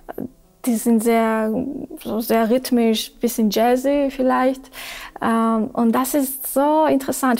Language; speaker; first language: German; non-native, fluent; Georgian